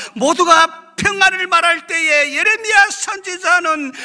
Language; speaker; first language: Korean; native; Korean